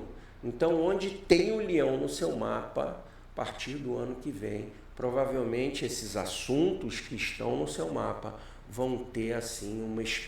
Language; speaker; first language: Portuguese; native; Portuguese